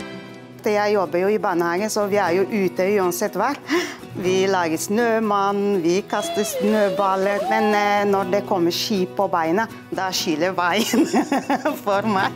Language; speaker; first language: Norwegian; non-native, fluent; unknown